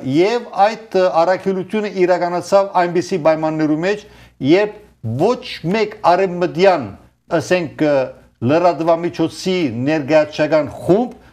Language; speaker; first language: Armenian; early bilingual, heritage; Armenian